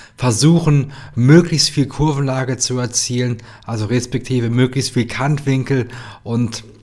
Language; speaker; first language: German; native; German